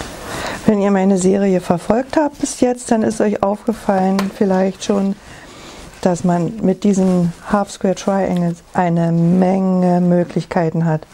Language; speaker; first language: German; native; German